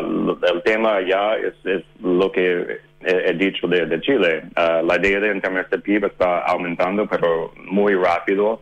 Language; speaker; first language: Spanish; non-native, fluent; English